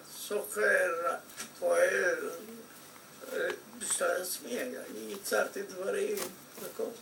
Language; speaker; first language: Hebrew; non-native, fluent; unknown